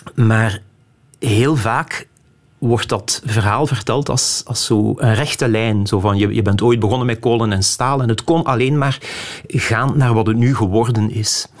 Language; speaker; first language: Dutch; native; Dutch